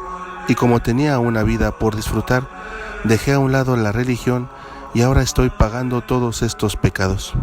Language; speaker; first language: Spanish; native; Spanish